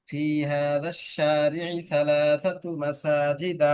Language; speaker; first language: Arabic; non-native, fluent; Bangla